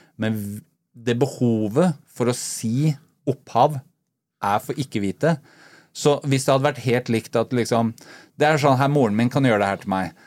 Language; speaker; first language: Norwegian; native; Norwegian